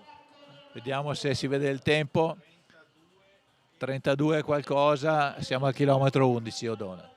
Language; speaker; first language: Italian; native; Italian